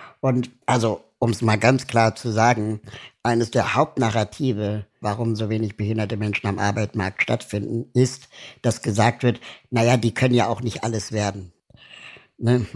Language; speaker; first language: German; native; German